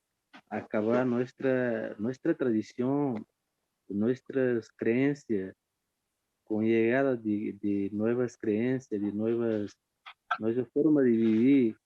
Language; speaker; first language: Spanish; non-native, fluent; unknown